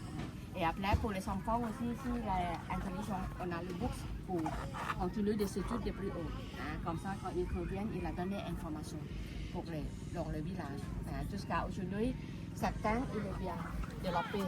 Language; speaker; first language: French; non-native, learner; Thai